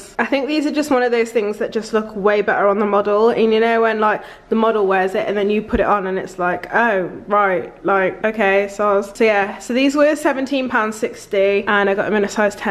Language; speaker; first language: English; native; English